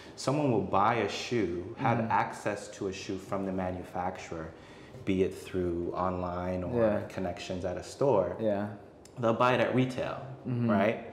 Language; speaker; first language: English; native; English